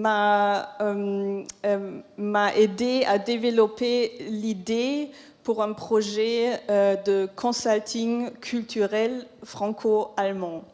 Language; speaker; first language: French; non-native, fluent; German